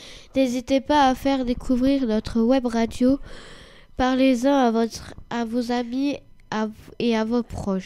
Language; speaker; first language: French; native; French